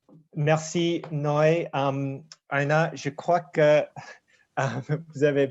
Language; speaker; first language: French; non-native, fluent; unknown